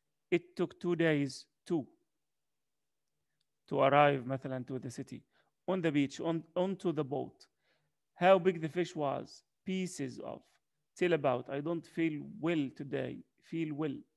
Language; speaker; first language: English; non-native, fluent; Arabic